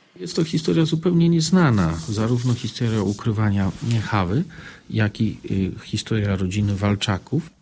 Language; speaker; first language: Polish; native; Polish